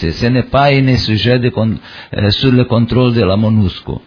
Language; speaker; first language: French; non-native, learner; Portuguese